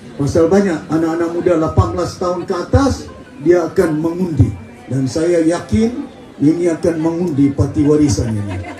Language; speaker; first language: Malay; native; Malay